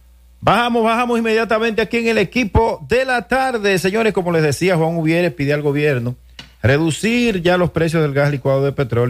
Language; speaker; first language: Spanish; native; Spanish